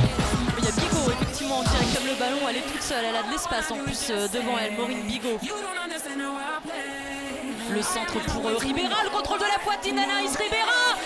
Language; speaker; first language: French; native; French